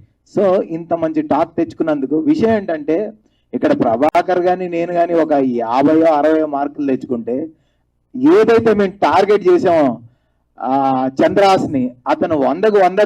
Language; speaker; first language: Telugu; native; Telugu